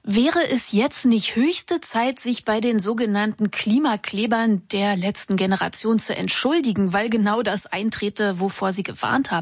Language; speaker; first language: German; native; German